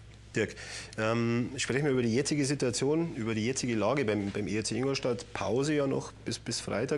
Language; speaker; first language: German; native; German